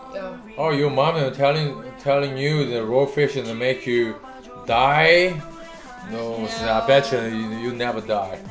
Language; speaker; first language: English; non-native, learner; Korean